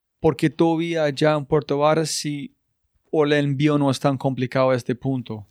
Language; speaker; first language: Spanish; non-native, fluent; English